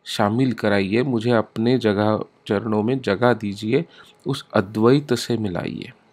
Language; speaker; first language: Hindi; non-native, local second language; Marathi